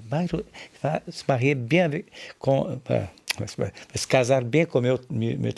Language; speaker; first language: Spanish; non-native, learner; Portuguese